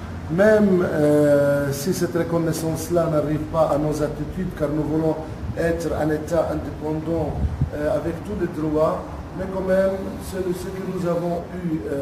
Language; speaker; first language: French; non-native, local second language; Arabic